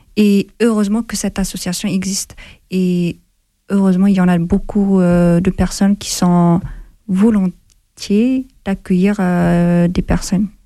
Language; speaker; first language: French; non-native, fluent; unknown